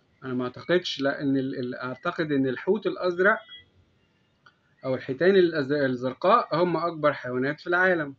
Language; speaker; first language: Arabic; native; Arabic